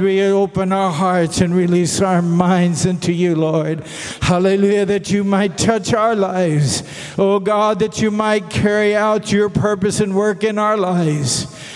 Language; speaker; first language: English; native; English